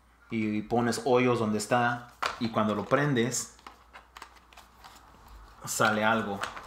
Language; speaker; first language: Spanish; early bilingual, heritage; Spanish